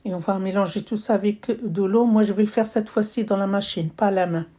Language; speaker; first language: French; non-native, local second language; Arabic